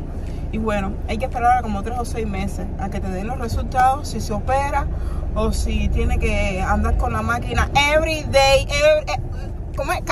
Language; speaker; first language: Spanish; native; Spanish